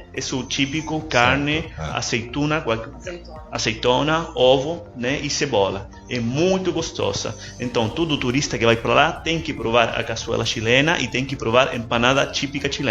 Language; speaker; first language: Portuguese; non-native, learner; Spanish